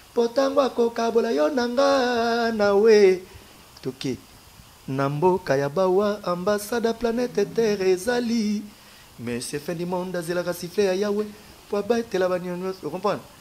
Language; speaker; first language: Lingala; native; Lingala